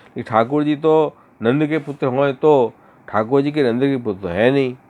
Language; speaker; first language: Hindi; non-native, local second language; Gujarati